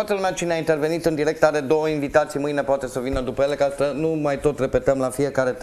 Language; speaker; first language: Romanian; native; Romanian